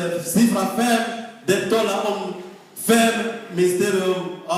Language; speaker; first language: Swedish; non-native, fluent; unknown